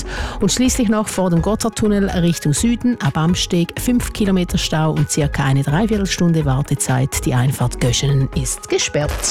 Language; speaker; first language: German; native; German